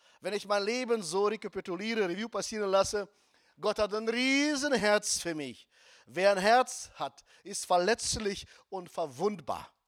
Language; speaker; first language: German; non-native, fluent; Russian